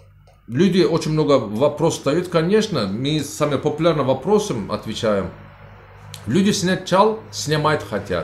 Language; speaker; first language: Russian; non-native, learner; Turkish